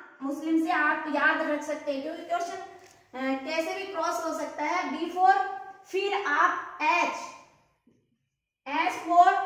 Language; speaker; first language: Hindi; native; Hindi